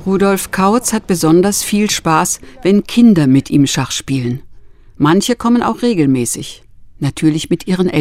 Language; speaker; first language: German; native; German